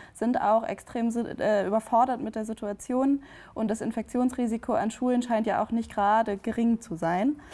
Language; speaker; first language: German; native; German